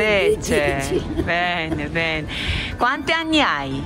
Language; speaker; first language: Italian; non-native, fluent; Japanese